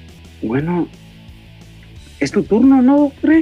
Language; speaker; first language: Spanish; early bilingual, heritage; Spanish